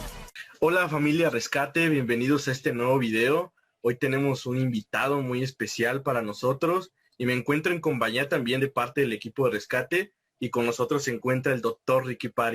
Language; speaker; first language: Spanish; native; Spanish